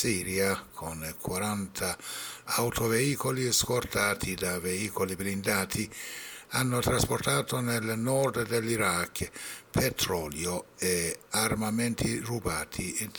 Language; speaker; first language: Italian; non-native, fluent; Persian